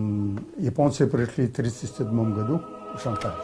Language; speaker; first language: Russian; early bilingual, heritage; Russian